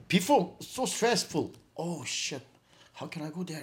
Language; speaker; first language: English; non-native, learner; Korean